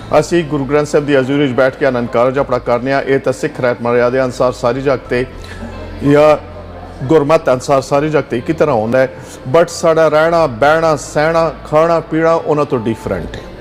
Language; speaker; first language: Punjabi; early bilingual, heritage; Northern Hindko